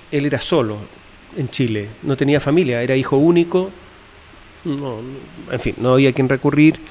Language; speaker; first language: Spanish; native; Spanish